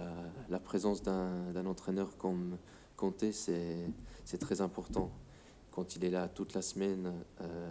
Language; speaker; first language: French; non-native, fluent; English